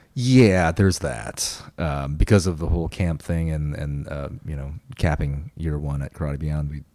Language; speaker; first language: English; early bilingual, other home language; Korean